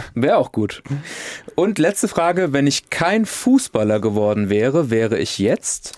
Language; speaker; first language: German; native; German